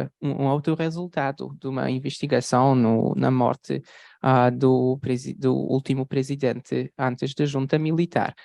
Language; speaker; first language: Portuguese; non-native, fluent; Polish